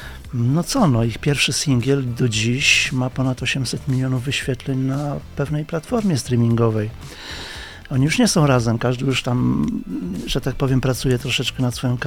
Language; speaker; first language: Polish; native; Polish